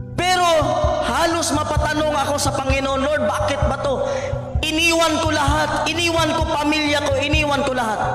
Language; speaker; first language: Filipino; non-native, local second language; Cebuano